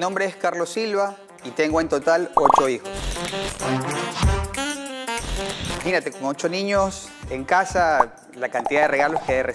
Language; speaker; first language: Spanish; native; Spanish